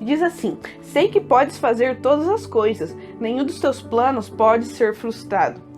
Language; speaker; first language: Portuguese; early bilingual, heritage; Portuguese